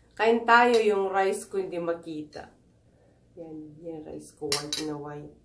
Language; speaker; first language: Filipino; non-native, local second language; Cebuano